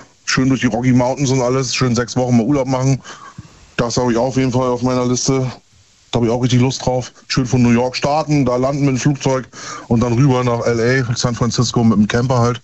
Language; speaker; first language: German; native; German